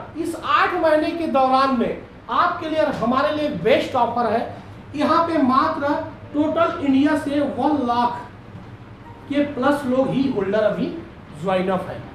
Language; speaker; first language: Hindi; native; Hindi